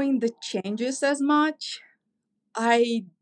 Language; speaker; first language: English; non-native, fluent; Uzbek